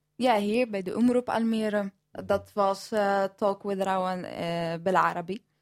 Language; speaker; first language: Dutch; non-native, fluent; Arabic